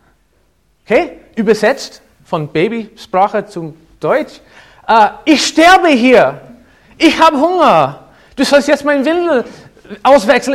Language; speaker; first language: German; non-native, fluent; English